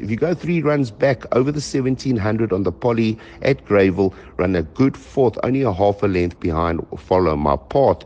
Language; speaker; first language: English; native; English